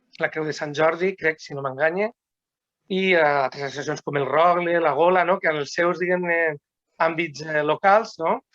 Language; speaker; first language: Catalan; non-native, local second language; Spanish